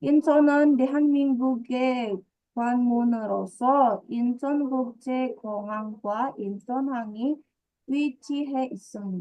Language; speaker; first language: Korean; non-native, fluent; Indonesian